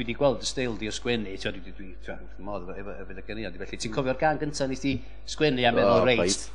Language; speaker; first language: Welsh; native; Welsh